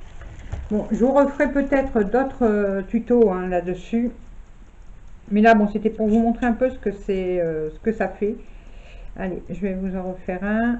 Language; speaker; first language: French; native; French